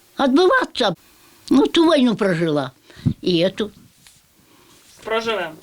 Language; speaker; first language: Ukrainian; native; Ukrainian